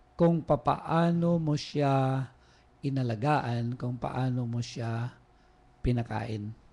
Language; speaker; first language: Filipino; non-native, local second language; Iloko